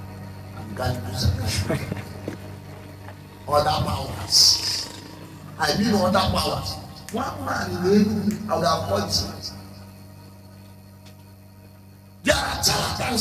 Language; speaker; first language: English; non-native, local second language; Igbo